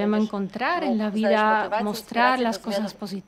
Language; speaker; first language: Catalan; non-native, learner; Polish